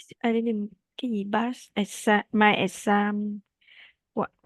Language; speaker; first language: English; non-native, learner; Vietnamese